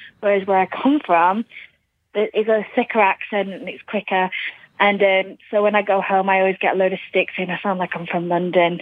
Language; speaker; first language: English; native; English